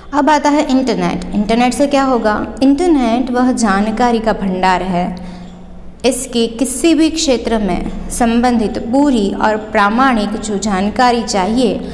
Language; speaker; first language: Hindi; non-native, local second language; Gujarati